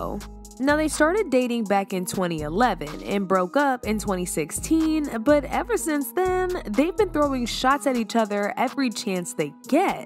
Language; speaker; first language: English; native; English